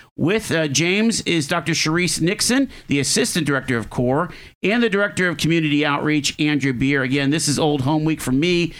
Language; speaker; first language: English; native; English